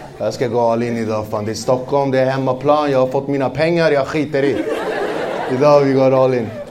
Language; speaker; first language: Swedish; native; Swedish